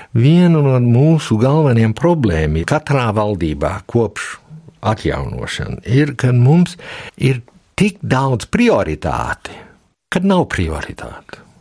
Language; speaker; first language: Latvian; early bilingual, heritage; Latvian